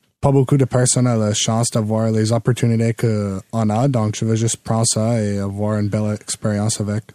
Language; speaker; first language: French; non-native, local second language; English